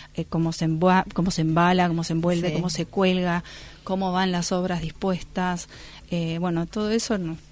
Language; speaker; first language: Spanish; native; Spanish